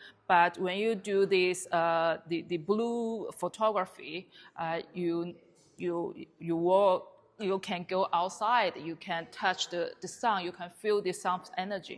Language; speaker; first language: English; non-native, learner; Chinese